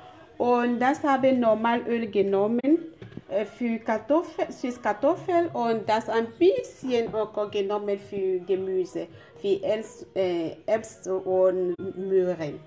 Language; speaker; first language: German; non-native, learner; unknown